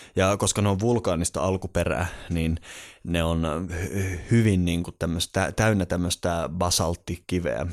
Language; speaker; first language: Finnish; native; Finnish